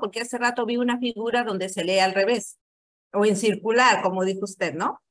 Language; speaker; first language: Spanish; native; Spanish